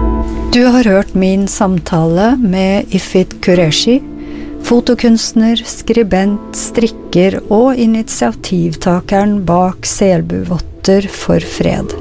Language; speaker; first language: Norwegian; native; Norwegian